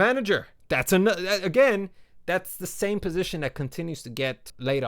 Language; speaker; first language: English; native; English